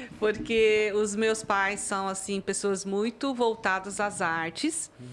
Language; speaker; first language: Portuguese; early bilingual, other home language; Chinese